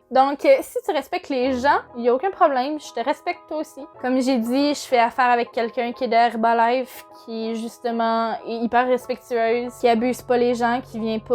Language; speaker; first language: French; native; French